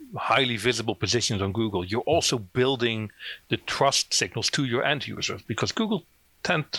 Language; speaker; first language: English; non-native, fluent; Dutch